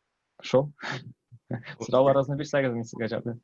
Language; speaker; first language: Turkish; non-native, learner; Tatar